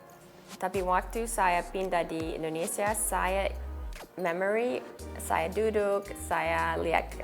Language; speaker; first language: Indonesian; non-native, learner; English